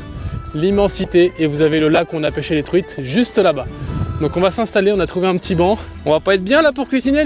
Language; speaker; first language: French; native; French